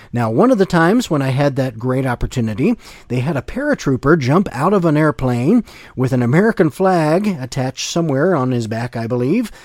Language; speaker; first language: English; native; English